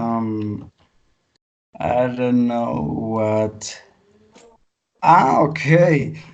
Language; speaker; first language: English; non-native, learner; Spanish